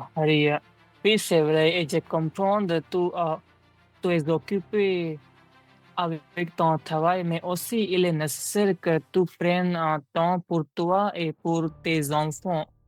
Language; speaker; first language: French; non-native, learner; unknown